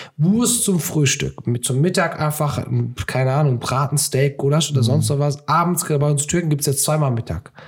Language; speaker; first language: German; early bilingual, other home language; Turkish